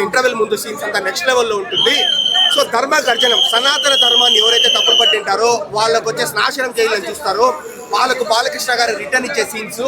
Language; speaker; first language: Telugu; native; Telugu